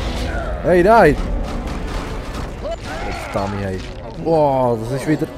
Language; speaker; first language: German; native; German